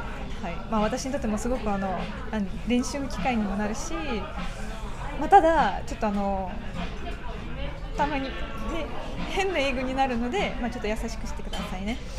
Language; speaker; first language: Japanese; non-native, fluent; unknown